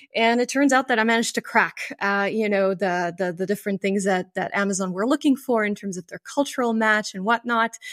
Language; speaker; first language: English; non-native, fluent; French